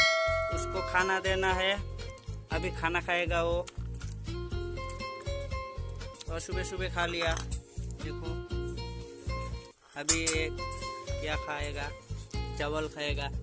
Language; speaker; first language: Hindi; non-native, local second language; Assamese